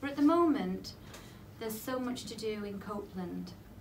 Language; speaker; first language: English; native; English